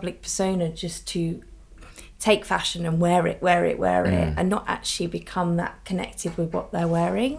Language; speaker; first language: English; native; English